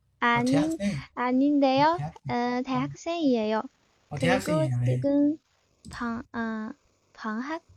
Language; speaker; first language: Korean; non-native, learner; Chinese